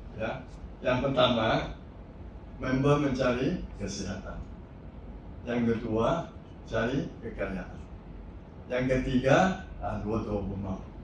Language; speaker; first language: Malay; non-native, local second language; Chinese